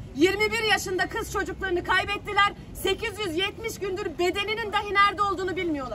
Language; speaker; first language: Turkish; native; Turkish